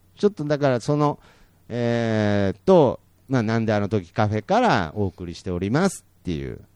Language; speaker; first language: Japanese; native; Japanese